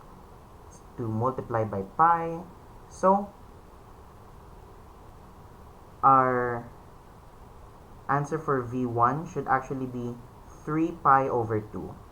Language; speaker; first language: English; non-native, local second language; Filipino